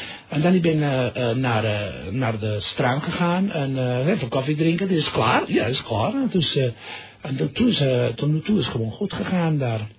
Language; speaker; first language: Dutch; non-native, fluent; Catalan